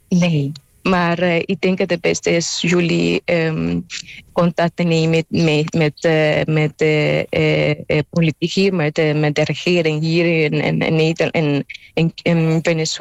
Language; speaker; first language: Dutch; non-native, local second language; Papiamento